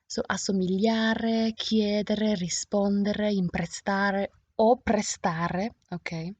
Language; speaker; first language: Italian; non-native, fluent; English